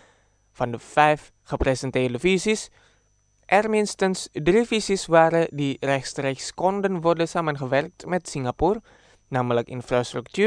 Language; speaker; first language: Dutch; non-native, fluent; Indonesian